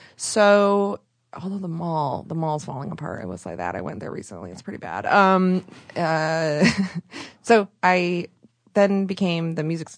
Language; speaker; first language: English; native; English